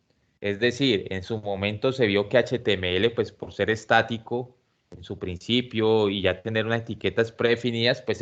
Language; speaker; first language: Spanish; native; Spanish